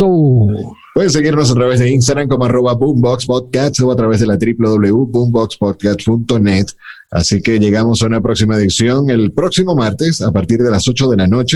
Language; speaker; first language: Spanish; native; Spanish